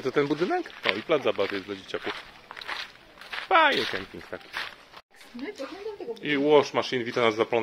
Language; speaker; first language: Polish; native; Polish